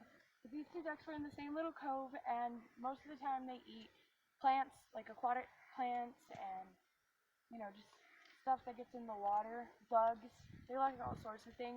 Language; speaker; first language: English; native; English